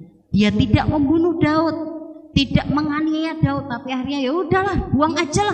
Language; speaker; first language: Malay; non-native, local second language; Javanese